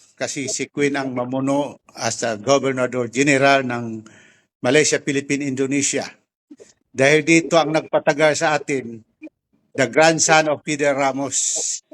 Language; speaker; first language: Filipino; non-native, local second language; Tausug